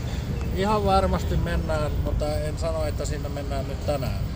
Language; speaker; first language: Finnish; native; Finnish